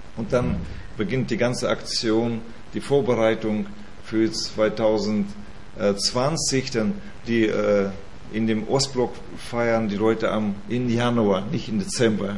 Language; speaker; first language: German; early bilingual, heritage; German